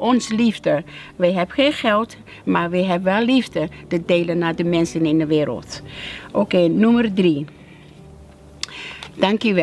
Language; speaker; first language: Dutch; non-native, learner; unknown